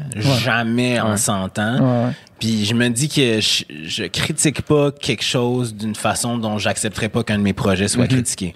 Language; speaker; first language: French; native; French